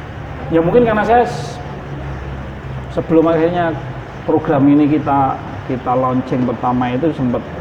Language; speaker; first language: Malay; non-native, local second language; Javanese